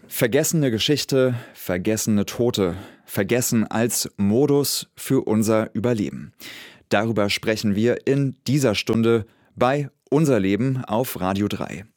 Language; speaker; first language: German; native; German